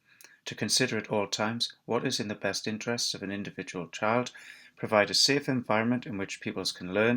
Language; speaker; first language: English; native; English